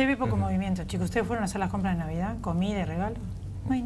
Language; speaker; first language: Spanish; native; Spanish